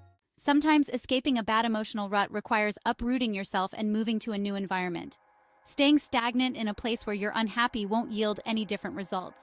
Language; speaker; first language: English; native; English